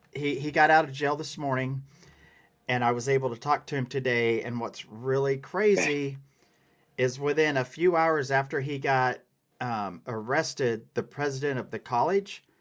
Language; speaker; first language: English; native; English